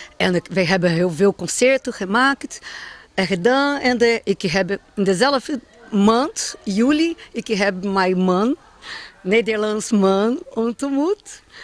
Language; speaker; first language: Dutch; non-native, learner; Portuguese